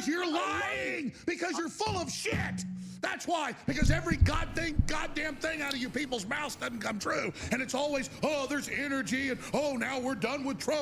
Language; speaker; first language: English; native; English